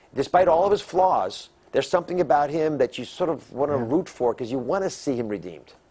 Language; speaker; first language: English; native; English